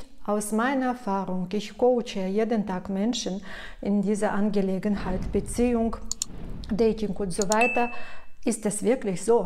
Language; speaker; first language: German; non-native, fluent; Russian